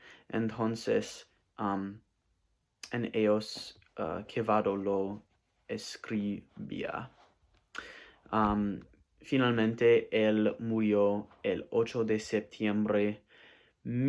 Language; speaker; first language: Spanish; non-native, learner; English